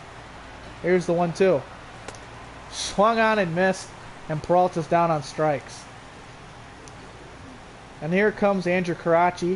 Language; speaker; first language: English; native; English